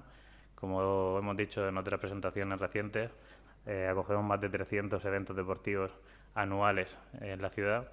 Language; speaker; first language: Spanish; native; Spanish